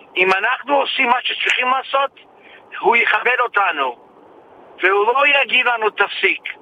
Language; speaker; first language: Hebrew; non-native, fluent; English